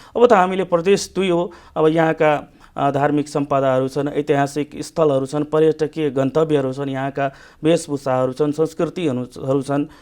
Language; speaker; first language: Nepali; non-native, local second language; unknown